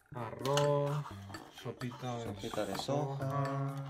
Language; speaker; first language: Spanish; native; Spanish